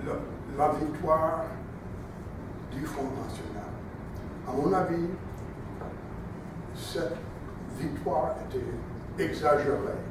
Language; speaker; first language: French; non-native, fluent; English